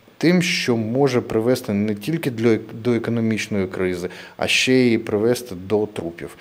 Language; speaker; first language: Ukrainian; non-native, local second language; Russian